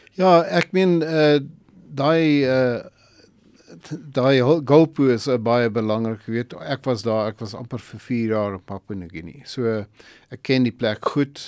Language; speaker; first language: Afrikaans; non-native, local second language; English